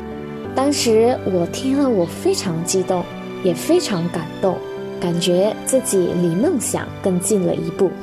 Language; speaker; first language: Chinese; non-native, fluent; Indonesian